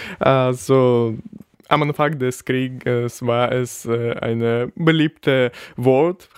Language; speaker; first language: German; non-native, learner; Ukrainian